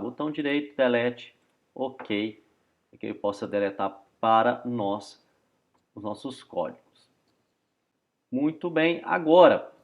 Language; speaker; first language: Portuguese; native; Portuguese